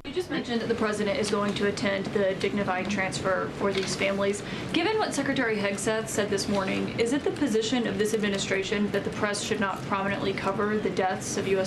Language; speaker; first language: English; native; English